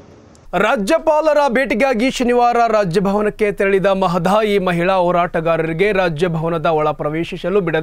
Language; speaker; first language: Kannada; native; Kannada